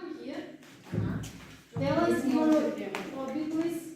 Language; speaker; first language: English; non-native, learner; Kazakh